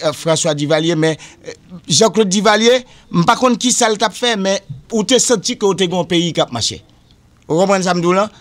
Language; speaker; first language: French; non-native, local second language; Haitian Creole